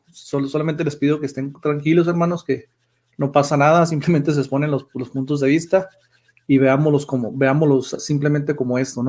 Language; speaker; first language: Spanish; native; Spanish